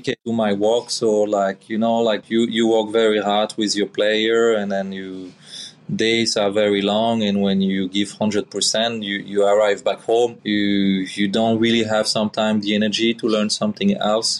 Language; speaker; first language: English; non-native, fluent; French